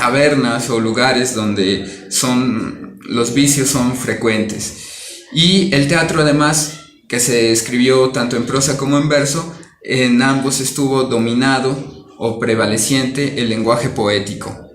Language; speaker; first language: Spanish; native; Spanish